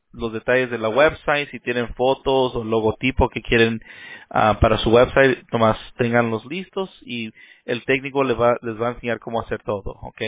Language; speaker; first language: Spanish; early bilingual, heritage; Spanish